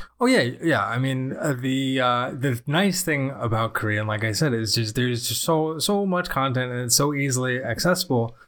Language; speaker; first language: English; native; English